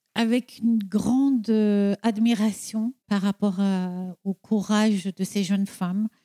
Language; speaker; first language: French; non-native, fluent; Persian